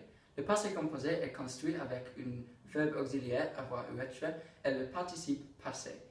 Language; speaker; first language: French; non-native, learner; English